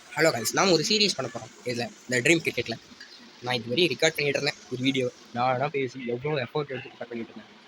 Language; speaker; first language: Tamil; non-native, local second language; Urdu